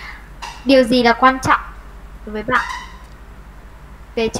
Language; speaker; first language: Vietnamese; native; Vietnamese